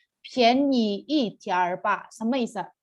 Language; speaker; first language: Chinese; non-native, fluent; Indonesian